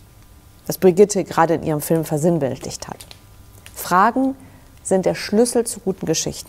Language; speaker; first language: German; native; German